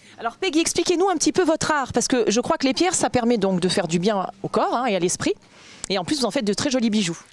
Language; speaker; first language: French; native; French